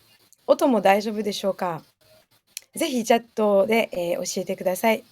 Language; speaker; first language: Japanese; non-native, fluent; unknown